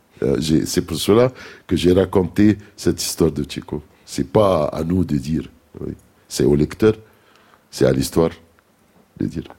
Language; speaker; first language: French; non-native, fluent; Arabic